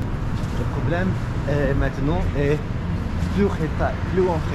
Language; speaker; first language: French; non-native, learner; Spanish